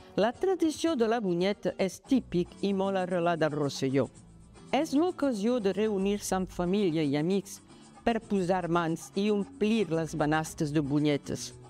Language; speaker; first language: Catalan; non-native, local second language; French